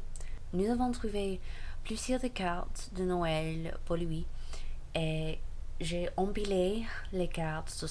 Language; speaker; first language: French; non-native, learner; English